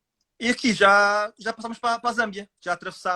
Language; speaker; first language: Portuguese; native; Portuguese